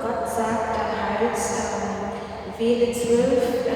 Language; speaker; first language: German; non-native, fluent; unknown